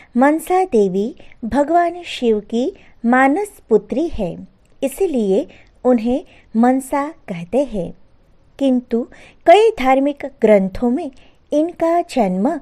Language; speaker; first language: Hindi; non-native, local second language; Gujarati